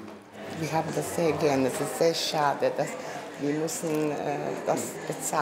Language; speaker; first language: German; non-native, learner; Hungarian